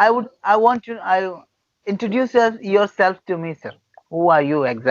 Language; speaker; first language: English; non-native, fluent; Gujarati